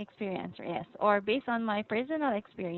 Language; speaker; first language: English; non-native, fluent; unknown